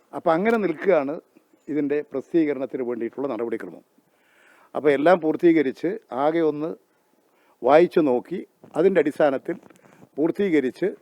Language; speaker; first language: Malayalam; native; Malayalam